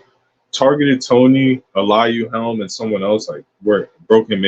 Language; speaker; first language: English; native; English